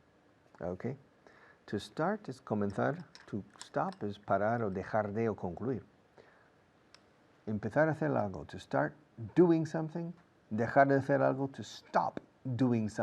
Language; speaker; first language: Spanish; non-native, fluent; English